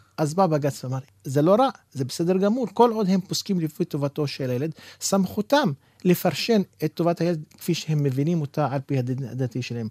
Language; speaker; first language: Hebrew; non-native, local second language; Arabic